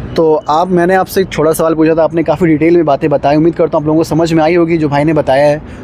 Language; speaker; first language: Hindi; native; Hindi